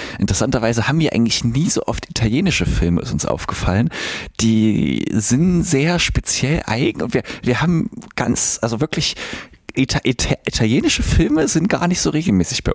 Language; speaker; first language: German; native; German